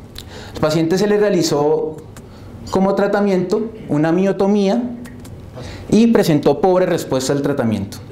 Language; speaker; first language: Spanish; native; Spanish